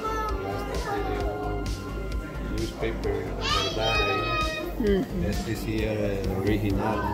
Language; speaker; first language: Spanish; non-native, learner; English